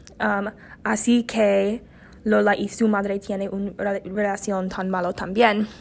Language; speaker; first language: Spanish; non-native, learner; English